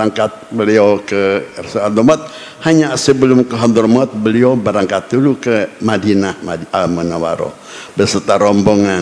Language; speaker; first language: Indonesian; native; Indonesian